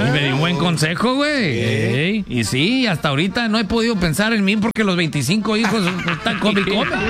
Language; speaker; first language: Spanish; native; Spanish